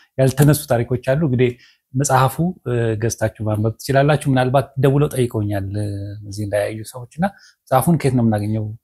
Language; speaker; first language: Amharic; native; Amharic